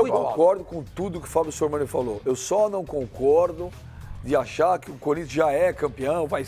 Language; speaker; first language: Portuguese; native; Portuguese